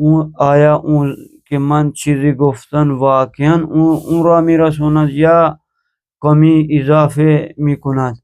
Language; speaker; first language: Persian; non-native, fluent; Urdu